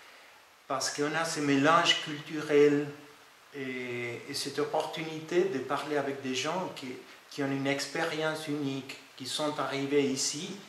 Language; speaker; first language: French; non-native, fluent; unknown